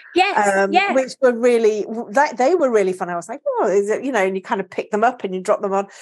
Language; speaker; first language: English; native; English